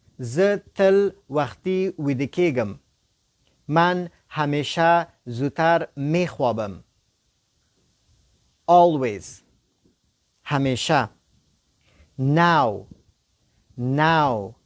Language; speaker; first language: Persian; non-native, local second language; Pashto